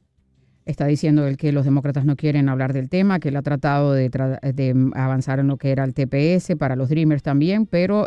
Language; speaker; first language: Spanish; native; Spanish